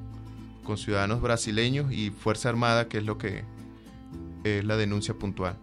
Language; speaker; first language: Spanish; native; Spanish